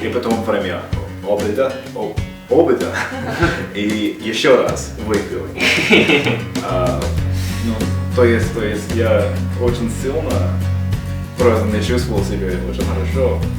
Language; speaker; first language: Russian; non-native, fluent; English